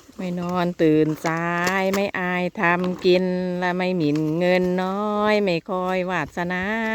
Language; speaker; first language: Thai; native; Thai